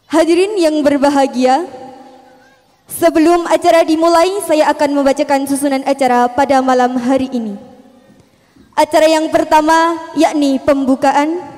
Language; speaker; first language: Malay; non-native, local second language; Javanese